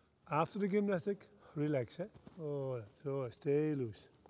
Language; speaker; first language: English; non-native, fluent; Dutch